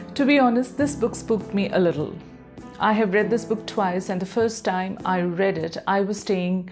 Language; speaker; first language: English; non-native, local second language; Malayalam